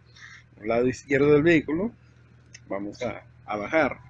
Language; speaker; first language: Spanish; native; Spanish